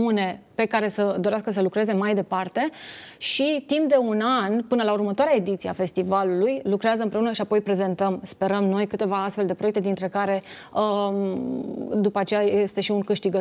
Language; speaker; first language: Romanian; native; Romanian